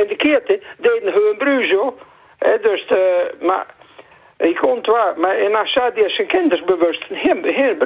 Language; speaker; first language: Dutch; non-native, local second language; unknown